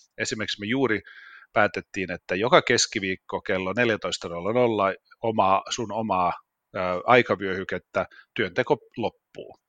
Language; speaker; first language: Finnish; non-native, local second language; Swedish